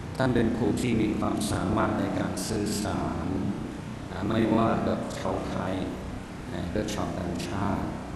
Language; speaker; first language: Thai; non-native, fluent; English